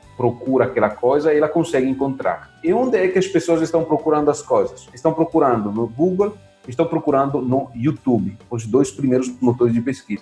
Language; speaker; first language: Portuguese; non-native, fluent; Italian